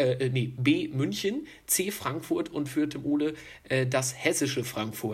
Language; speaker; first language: German; native; German